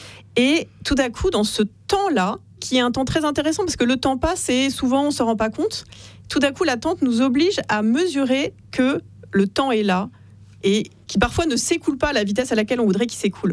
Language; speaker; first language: French; native; French